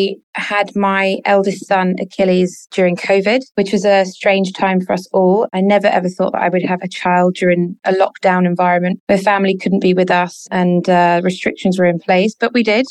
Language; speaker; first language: English; native; English